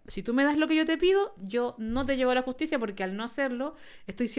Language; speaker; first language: Spanish; native; Spanish